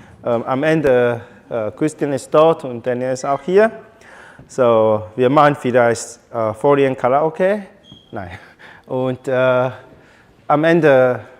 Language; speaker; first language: German; non-native, learner; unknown